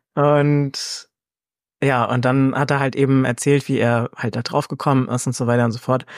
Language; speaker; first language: German; native; German